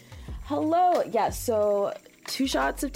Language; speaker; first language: English; native; English